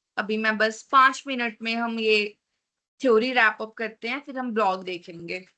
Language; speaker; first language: Hindi; non-native, local second language; Punjabi